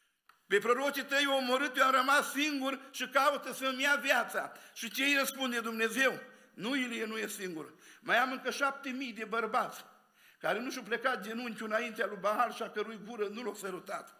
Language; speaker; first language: Romanian; native; Romanian